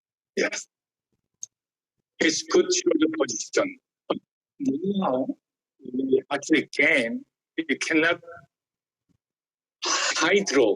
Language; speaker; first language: English; non-native, learner; Korean